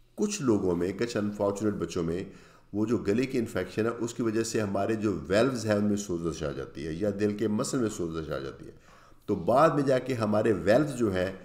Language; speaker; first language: Urdu; native; Urdu